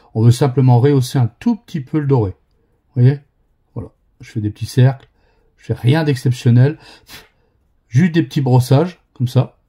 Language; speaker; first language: French; native; French